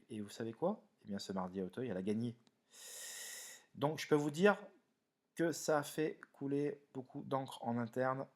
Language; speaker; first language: French; native; French